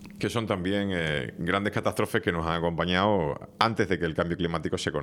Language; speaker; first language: Spanish; native; Spanish